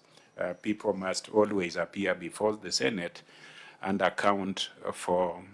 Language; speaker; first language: English; non-native, local second language; Luo (Kenya and Tanzania)